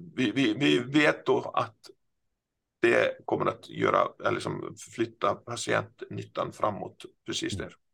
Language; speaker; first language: Swedish; non-native, fluent; Icelandic